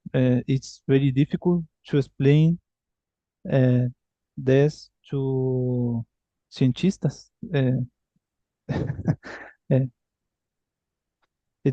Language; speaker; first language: English; non-native, learner; Spanish